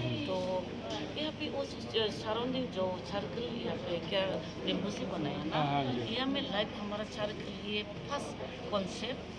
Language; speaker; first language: Hindi; non-native, local second language; Bodo